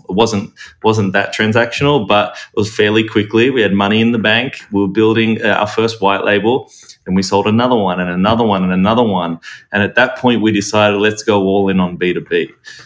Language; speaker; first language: English; native; English